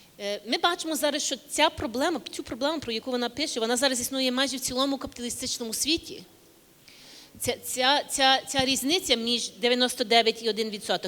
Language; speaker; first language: Ukrainian; early bilingual, heritage; English